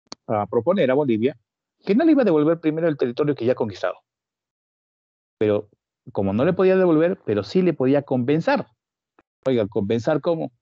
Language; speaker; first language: Spanish; native; Spanish